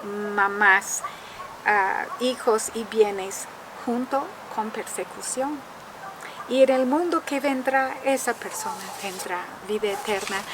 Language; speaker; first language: Spanish; non-native, fluent; English